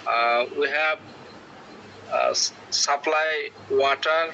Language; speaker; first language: English; non-native, learner; Bangla